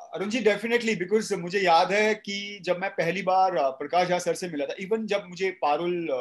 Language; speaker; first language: Hindi; native; Hindi